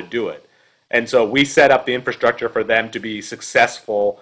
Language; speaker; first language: English; native; English